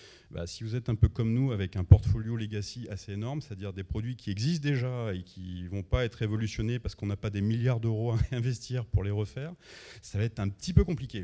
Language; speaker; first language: French; native; French